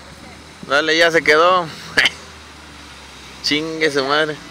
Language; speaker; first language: Spanish; native; Spanish